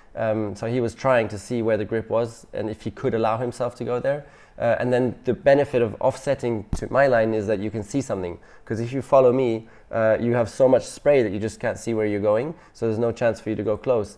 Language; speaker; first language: English; non-native, fluent; German